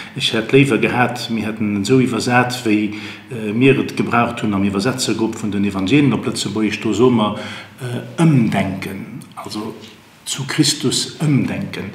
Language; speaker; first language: Luxembourgish; native; Luxembourgish